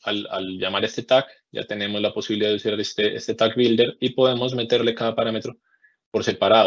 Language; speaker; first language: Spanish; native; Spanish